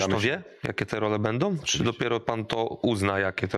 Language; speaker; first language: Polish; native; Polish